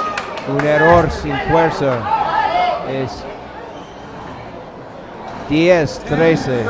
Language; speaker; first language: Spanish; non-native, learner; English